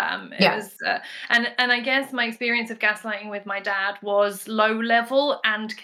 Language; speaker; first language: English; native; English